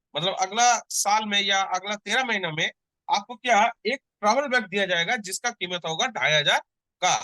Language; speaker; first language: Hindi; non-native, local second language; Bangla